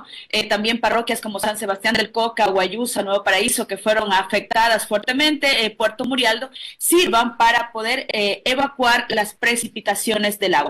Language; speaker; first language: Spanish; native; Spanish